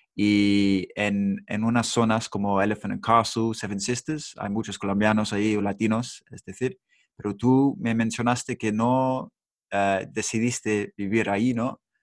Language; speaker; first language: Spanish; non-native, fluent; English